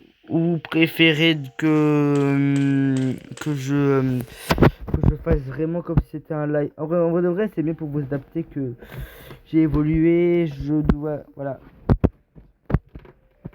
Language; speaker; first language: French; native; French